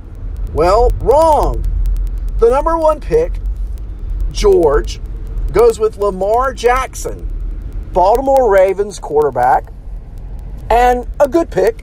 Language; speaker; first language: English; native; English